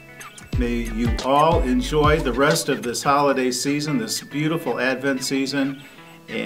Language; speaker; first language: English; native; English